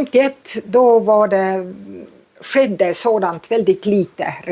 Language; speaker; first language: Swedish; non-native, fluent; Estonian